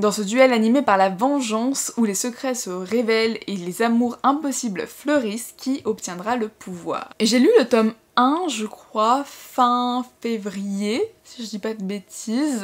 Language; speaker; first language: French; native; French